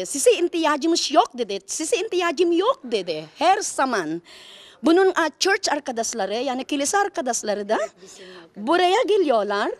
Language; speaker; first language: Turkish; non-native, learner; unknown